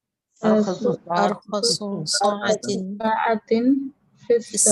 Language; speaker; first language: Arabic; non-native, learner; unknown